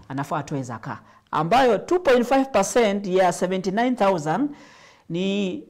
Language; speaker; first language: Swahili; native; Swahili